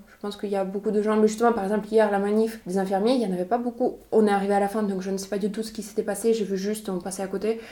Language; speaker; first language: French; non-native, fluent; Russian